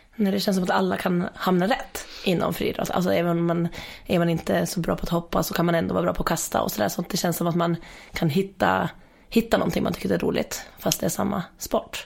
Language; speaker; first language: Swedish; native; Swedish